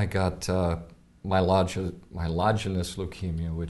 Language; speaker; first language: English; native; English